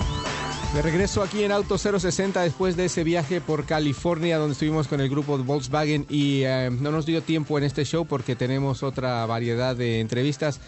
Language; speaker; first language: Spanish; native; Spanish